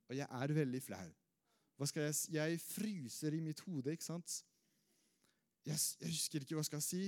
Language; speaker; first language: Norwegian; non-native, fluent; French